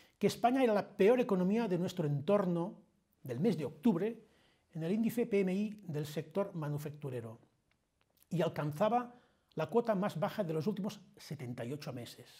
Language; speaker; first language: Spanish; non-native, local second language; Catalan